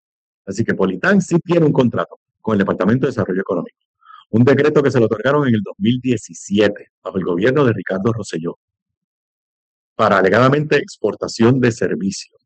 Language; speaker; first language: Spanish; native; Spanish